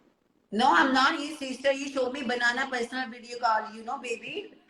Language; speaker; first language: English; non-native, learner; Hindi